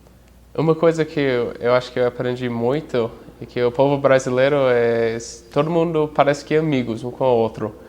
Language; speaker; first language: Portuguese; non-native, fluent; English